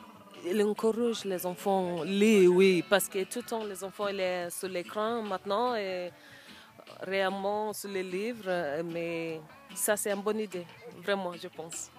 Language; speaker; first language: French; non-native, learner; English